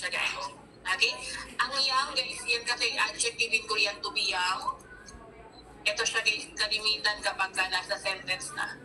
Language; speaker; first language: Filipino; native; Filipino